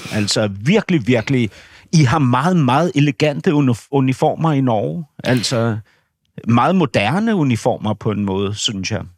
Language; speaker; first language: Danish; native; Danish